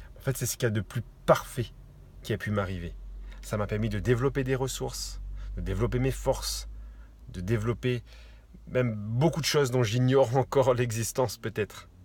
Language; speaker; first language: French; native; French